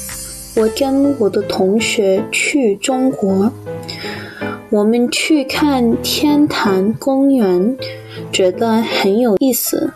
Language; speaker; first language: Chinese; non-native, learner; English